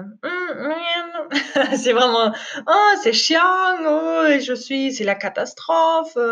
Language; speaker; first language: French; non-native, fluent; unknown